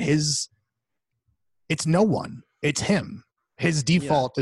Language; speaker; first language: English; native; English